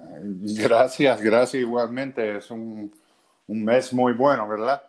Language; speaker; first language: Spanish; non-native, fluent; English